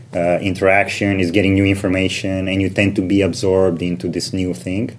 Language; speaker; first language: English; non-native, fluent; Romanian